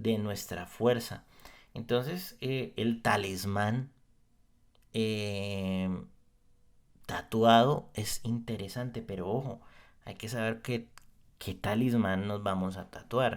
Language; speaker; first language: Spanish; native; Spanish